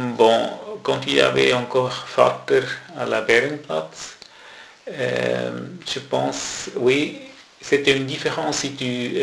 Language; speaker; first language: French; non-native, local second language; German